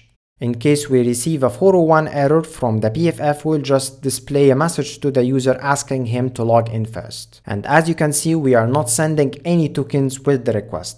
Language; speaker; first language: English; non-native, fluent; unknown